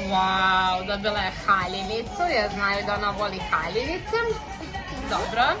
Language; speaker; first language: Bosnian; native; Bosnian